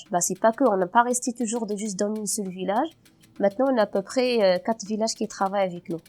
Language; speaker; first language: French; non-native, local second language; Berber languages